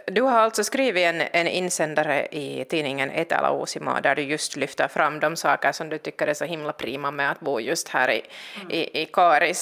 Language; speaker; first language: Swedish; native; Swedish